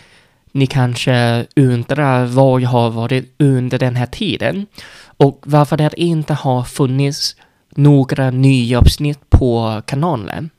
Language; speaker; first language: Swedish; non-native, fluent; Vietnamese